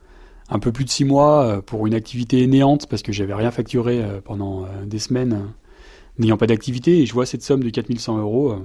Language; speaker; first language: French; native; French